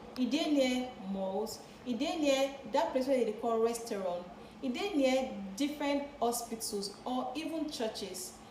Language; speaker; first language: Nigerian Pidgin; non-native, local second language; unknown